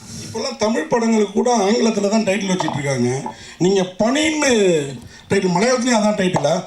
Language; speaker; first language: Tamil; native; Tamil